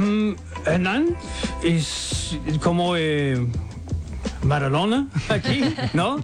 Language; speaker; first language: Spanish; non-native, learner; English